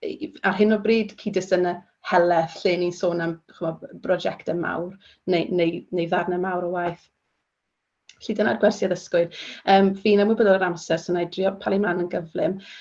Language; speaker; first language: Welsh; native; Welsh